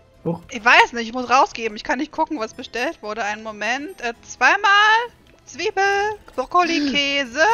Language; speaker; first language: German; native; German